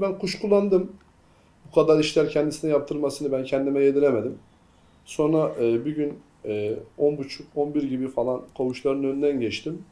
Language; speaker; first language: Turkish; native; Turkish